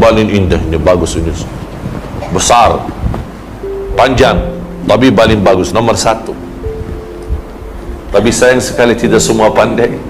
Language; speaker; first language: Indonesian; non-native, fluent; Arabic